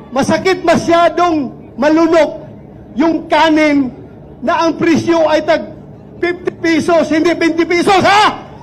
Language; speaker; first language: Filipino; non-native, local second language; Cebuano